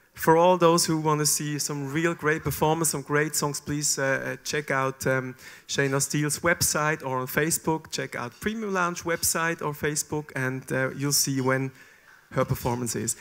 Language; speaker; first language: English; non-native, fluent; German